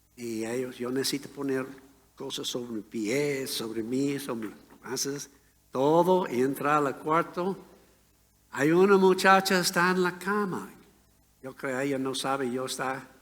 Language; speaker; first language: Spanish; non-native, learner; English